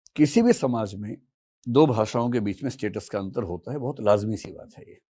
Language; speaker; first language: Hindi; native; Hindi